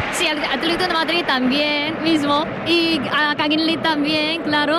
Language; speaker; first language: Spanish; non-native, learner; Korean